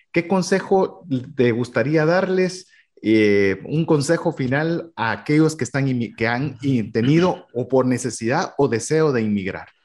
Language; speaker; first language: Spanish; native; Spanish